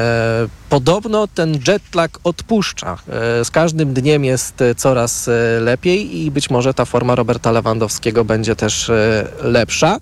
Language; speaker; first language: Polish; native; Polish